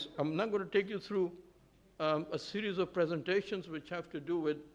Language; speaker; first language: English; native; English